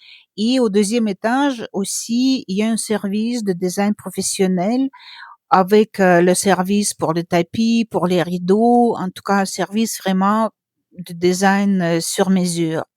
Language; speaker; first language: French; non-native, fluent; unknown